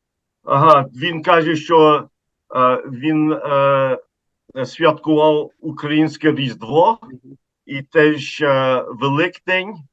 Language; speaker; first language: Ukrainian; early bilingual, heritage; Ukrainian